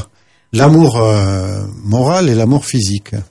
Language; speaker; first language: French; native; French